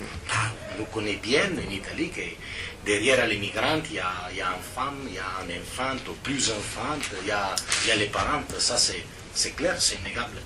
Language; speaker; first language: French; non-native, fluent; Italian